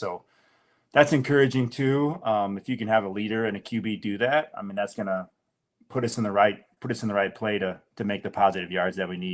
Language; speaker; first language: English; native; English